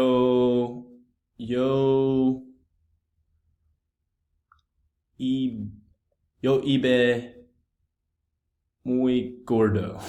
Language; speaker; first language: Spanish; non-native, learner; English